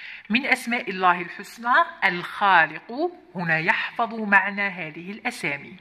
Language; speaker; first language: Arabic; native; Arabic